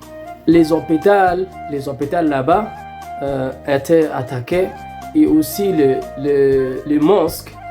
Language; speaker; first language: French; non-native, learner; Arabic